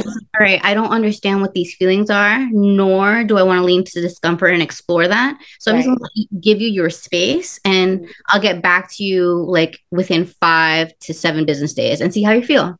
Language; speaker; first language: English; early bilingual, other home language; Spanish